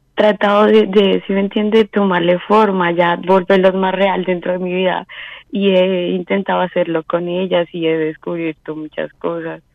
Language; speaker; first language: Spanish; native; Spanish